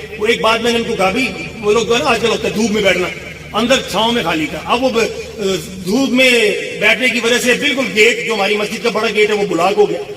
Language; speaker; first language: Urdu; non-native, local second language; Punjabi